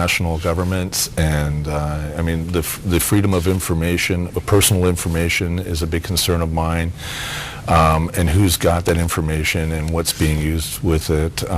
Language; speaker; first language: English; native; English